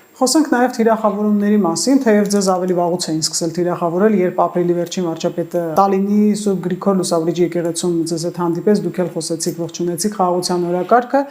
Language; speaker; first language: Armenian; native; Armenian